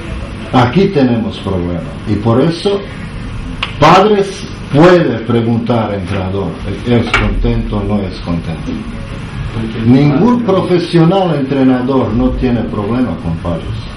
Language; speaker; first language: Spanish; non-native, learner; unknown